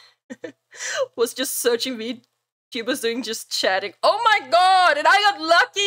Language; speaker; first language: English; non-native, fluent; German